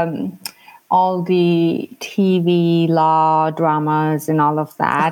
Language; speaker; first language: English; non-native, local second language; Punjabi